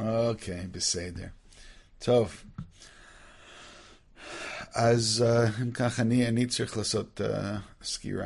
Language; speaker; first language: Hebrew; non-native, fluent; English